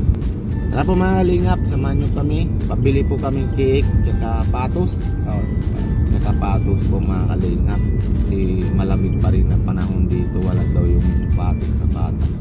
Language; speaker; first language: Filipino; non-native, local second language; Bikol